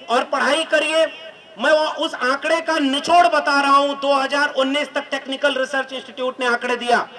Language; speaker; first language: Hindi; native; Hindi